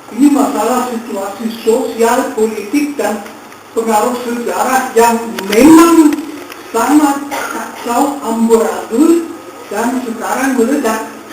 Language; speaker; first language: Indonesian; non-native, fluent; German